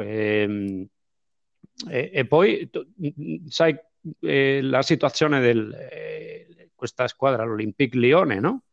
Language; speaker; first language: Italian; non-native, fluent; Spanish